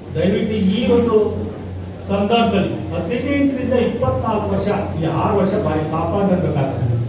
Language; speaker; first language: Kannada; native; Kannada